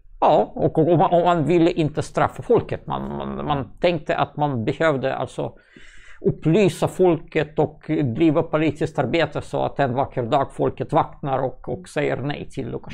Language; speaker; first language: Swedish; non-native, fluent; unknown